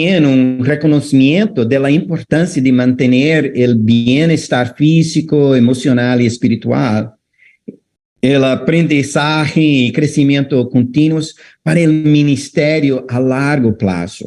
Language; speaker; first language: Spanish; non-native, fluent; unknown